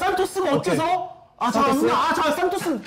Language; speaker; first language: Korean; native; Korean